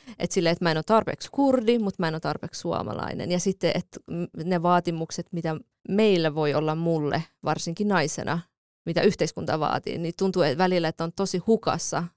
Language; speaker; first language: Finnish; early bilingual, other home language; Kurdish